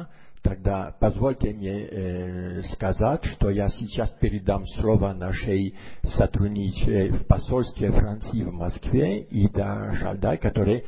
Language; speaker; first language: Russian; non-native, fluent; French